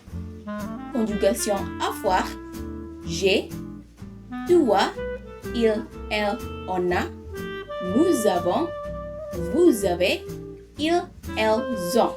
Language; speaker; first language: French; non-native, learner; Indonesian